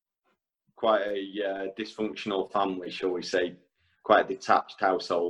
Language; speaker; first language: English; native; English